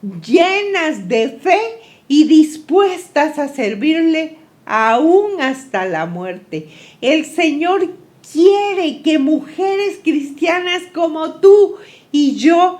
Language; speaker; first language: Spanish; native; Spanish